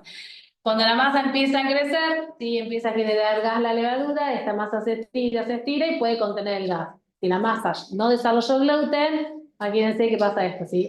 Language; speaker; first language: Spanish; native; Spanish